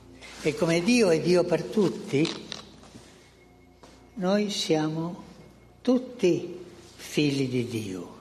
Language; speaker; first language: Italian; non-native, fluent; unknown